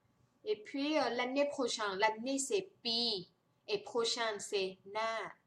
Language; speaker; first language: French; non-native, fluent; Thai